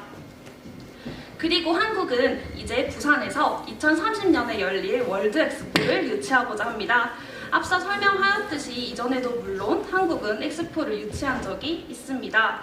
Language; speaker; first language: Korean; native; Korean